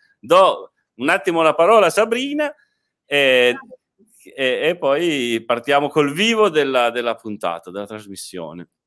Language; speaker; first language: Italian; native; Italian